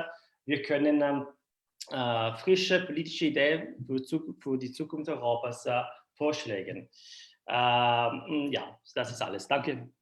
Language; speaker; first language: German; non-native, learner; Italian